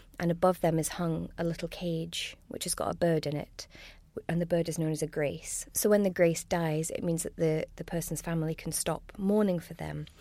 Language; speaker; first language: English; native; English